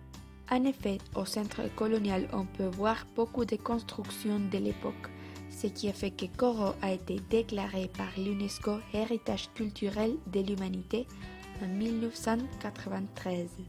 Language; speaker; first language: French; non-native, learner; Spanish